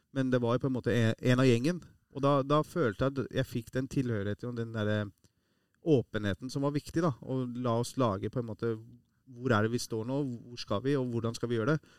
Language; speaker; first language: Norwegian; early bilingual, other home language; Persian